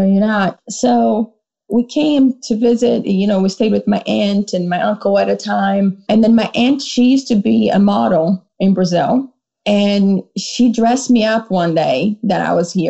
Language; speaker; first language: English; non-native, fluent; Portuguese